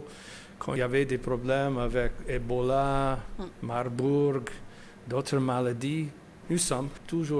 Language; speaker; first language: French; non-native, fluent; English